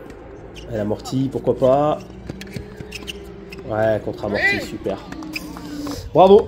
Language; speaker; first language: French; native; French